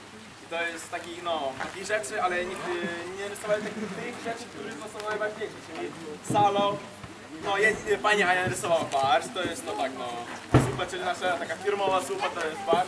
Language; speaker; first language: Polish; non-native, learner; Ukrainian